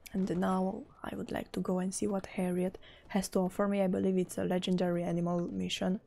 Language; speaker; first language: English; non-native, fluent; Romanian